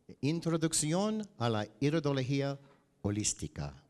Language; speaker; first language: Spanish; non-native, learner; English